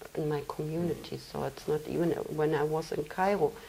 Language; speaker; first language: English; non-native, fluent; German